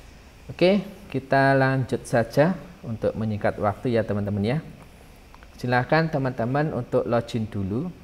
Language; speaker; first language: Indonesian; native; Indonesian